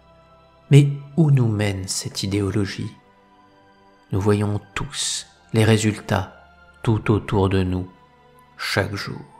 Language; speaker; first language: French; native; French